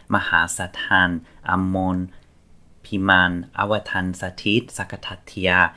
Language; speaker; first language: Thai; non-native, learner; English